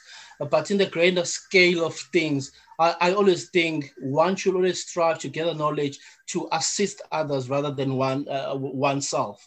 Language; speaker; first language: English; non-native, local second language; Zulu